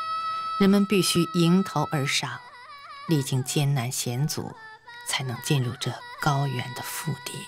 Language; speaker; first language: Chinese; native; Chinese